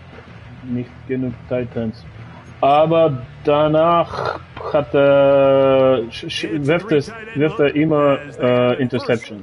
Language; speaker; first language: German; non-native, learner; Russian